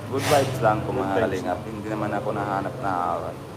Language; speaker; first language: Filipino; non-native, learner; Punjabi